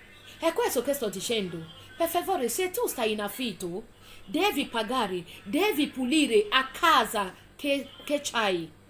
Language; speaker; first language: Italian; non-native, fluent; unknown